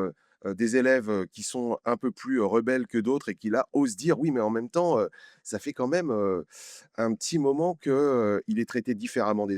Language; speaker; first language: French; native; French